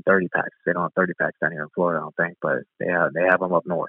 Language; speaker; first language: English; native; English